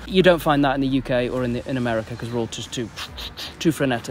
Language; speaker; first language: English; native; English